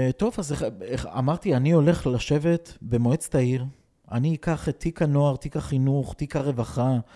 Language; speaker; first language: Hebrew; non-native, fluent; Russian